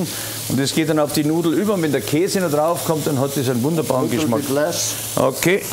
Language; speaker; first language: German; native; German